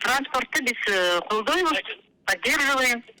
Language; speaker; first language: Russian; non-native, local second language; Kyrgyz